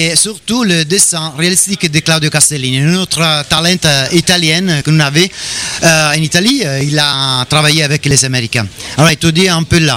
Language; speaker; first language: French; non-native, learner; Italian